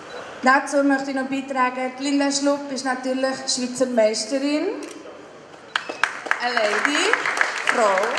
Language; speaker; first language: German; native; German